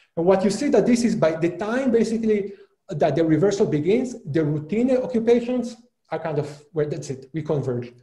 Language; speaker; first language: English; non-native, fluent; Hebrew